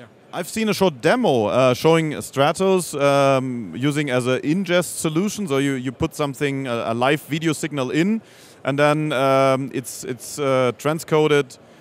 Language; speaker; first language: English; non-native, fluent; German